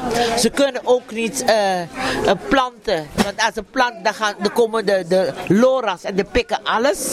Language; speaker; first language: Dutch; non-native, local second language; Papiamento